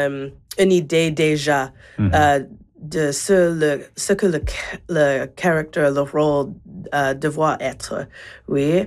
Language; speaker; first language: French; non-native, learner; English